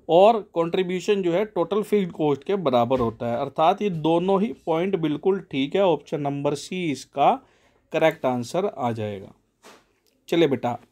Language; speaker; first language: Hindi; native; Hindi